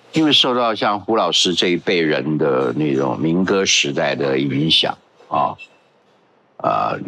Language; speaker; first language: Chinese; non-native, local second language; Hakka Chinese